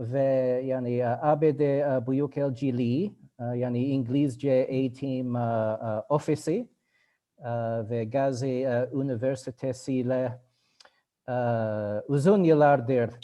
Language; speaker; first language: Turkish; non-native, learner; English